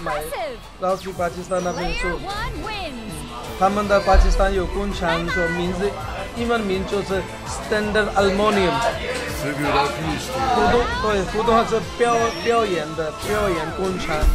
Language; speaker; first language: Chinese; non-native, learner; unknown